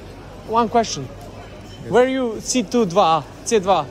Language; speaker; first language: English; non-native, learner; Serbian